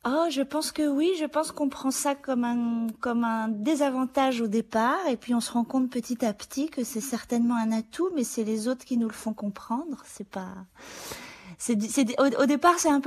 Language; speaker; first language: French; native; French